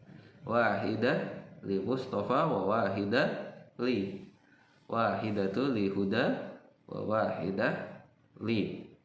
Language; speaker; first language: Arabic; non-native, fluent; Indonesian